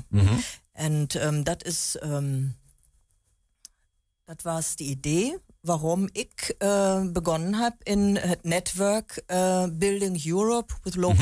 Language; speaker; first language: Dutch; non-native, learner; German